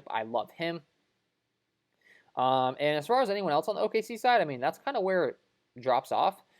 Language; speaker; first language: English; native; English